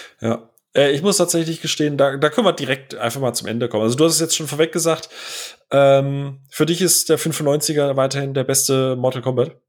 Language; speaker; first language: German; native; German